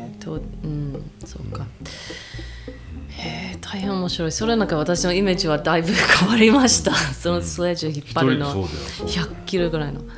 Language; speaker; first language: Japanese; non-native, fluent; English